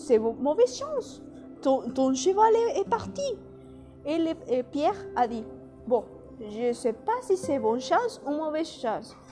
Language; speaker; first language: French; non-native, learner; Spanish